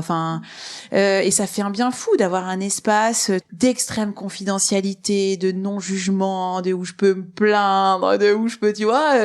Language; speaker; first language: French; native; French